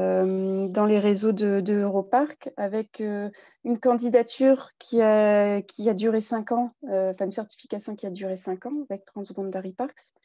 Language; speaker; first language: French; native; French